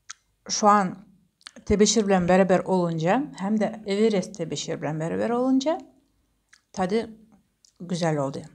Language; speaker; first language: Turkish; non-native, learner; Russian